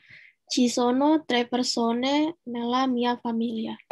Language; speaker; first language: Italian; non-native, learner; Indonesian